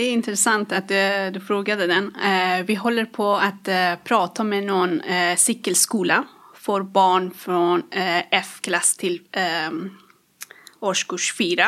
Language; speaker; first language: Swedish; non-native, fluent; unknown